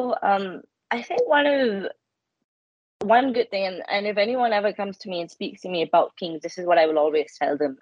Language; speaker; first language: English; non-native, local second language; Malayalam